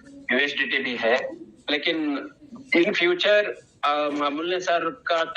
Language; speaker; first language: Hindi; non-native, local second language; Kannada